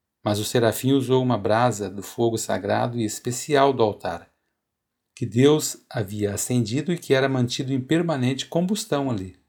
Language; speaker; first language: Portuguese; native; Portuguese